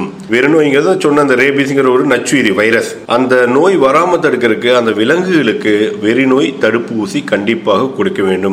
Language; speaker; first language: Tamil; native; Tamil